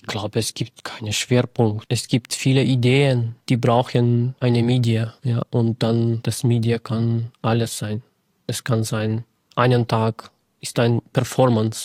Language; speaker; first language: German; non-native, learner; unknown